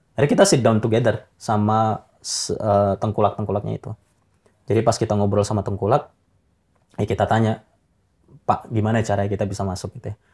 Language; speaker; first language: Indonesian; native; Indonesian